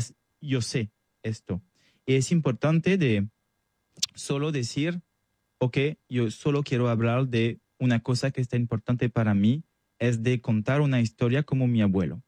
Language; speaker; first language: Spanish; non-native, learner; French